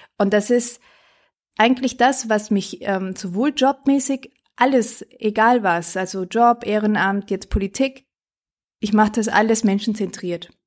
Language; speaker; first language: German; early bilingual, other home language; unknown